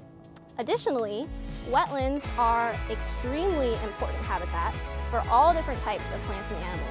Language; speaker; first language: English; native; English